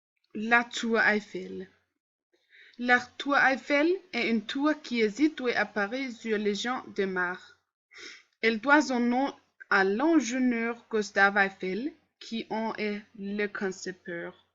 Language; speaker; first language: French; non-native, learner; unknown